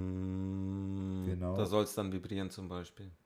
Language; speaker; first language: German; native; German